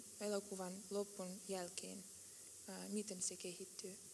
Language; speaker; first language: Finnish; non-native, fluent; Russian